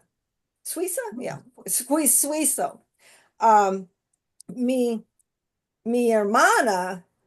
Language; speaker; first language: Spanish; non-native, learner; English